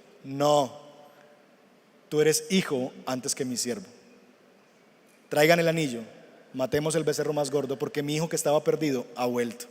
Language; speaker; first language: Spanish; native; Spanish